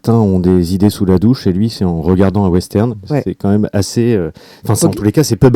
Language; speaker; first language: French; native; French